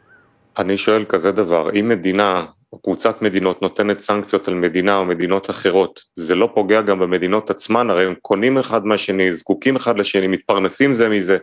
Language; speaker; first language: Hebrew; native; Hebrew